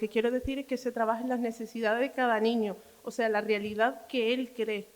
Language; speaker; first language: Spanish; early bilingual, other home language; Arabic